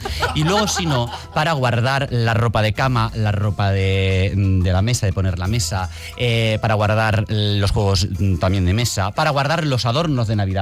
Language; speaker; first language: Spanish; native; Spanish